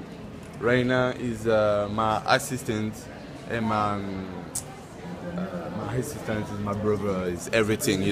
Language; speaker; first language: English; non-native, learner; French